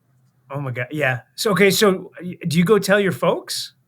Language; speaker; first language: English; native; English